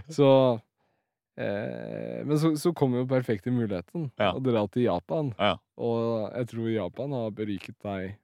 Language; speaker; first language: Norwegian; early bilingual, other home language; Riffian